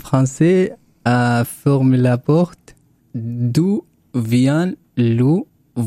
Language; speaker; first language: French; non-native, learner; Arabic